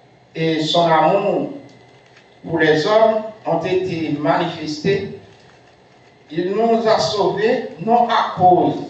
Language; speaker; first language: French; non-native, local second language; Haitian Creole